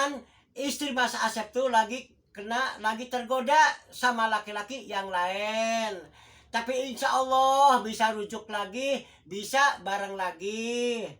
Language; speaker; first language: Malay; non-native, local second language; Javanese